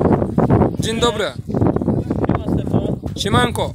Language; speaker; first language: Polish; non-native, learner; Arabic